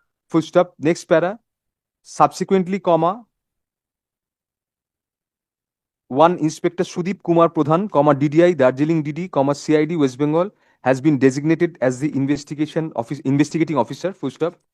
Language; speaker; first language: English; non-native, local second language; Bangla